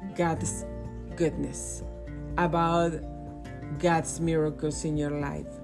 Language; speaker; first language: English; non-native, fluent; Spanish